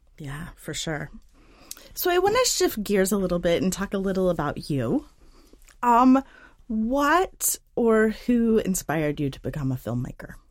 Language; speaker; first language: English; native; English